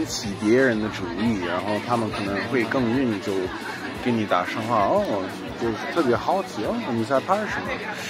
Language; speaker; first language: Chinese; non-native, learner; English